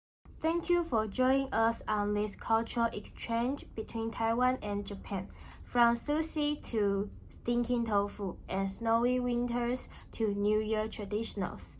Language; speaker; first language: English; non-native, learner; Chinese